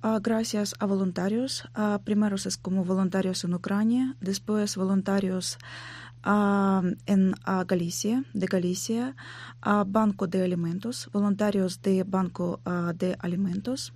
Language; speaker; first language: Spanish; non-native, learner; Ukrainian